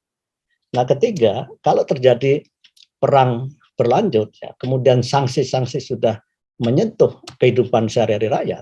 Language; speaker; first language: Indonesian; native; Indonesian